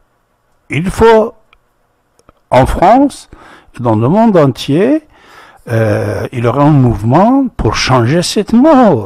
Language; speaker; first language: French; non-native, fluent; Persian